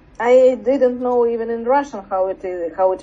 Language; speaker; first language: English; non-native, learner; Russian